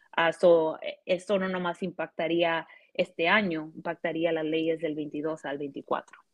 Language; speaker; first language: Spanish; early bilingual, heritage; Spanish